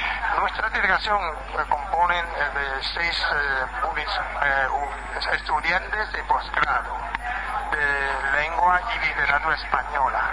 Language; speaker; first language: Spanish; non-native, fluent; Chinese